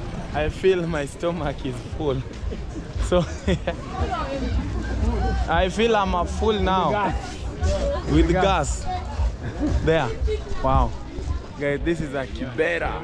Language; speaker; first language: English; non-native, learner; Swahili